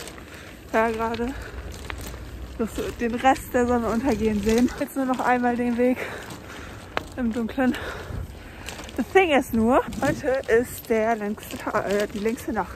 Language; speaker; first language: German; native; German